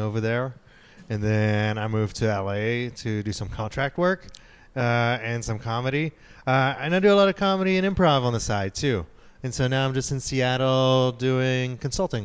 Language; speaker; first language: English; non-native, fluent; French